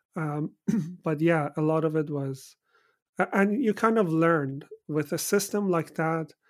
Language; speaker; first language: English; early bilingual, other home language; Persian